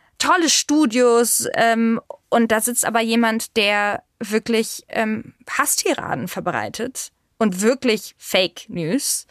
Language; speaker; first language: German; native; German